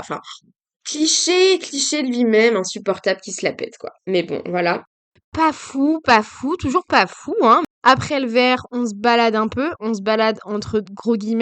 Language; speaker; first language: French; native; French